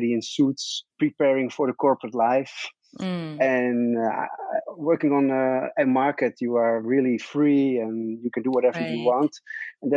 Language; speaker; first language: English; non-native, fluent; Dutch